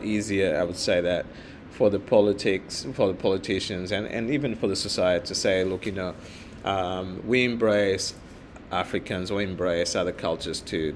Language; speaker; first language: English; non-native, fluent; Portuguese